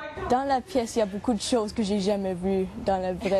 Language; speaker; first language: French; non-native, local second language; English